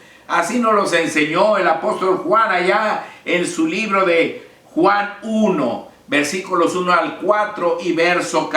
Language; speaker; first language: Spanish; native; Spanish